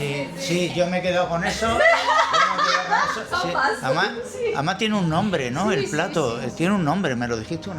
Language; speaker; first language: Spanish; native; Spanish